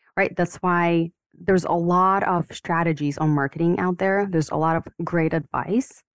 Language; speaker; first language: English; non-native, fluent; Ukrainian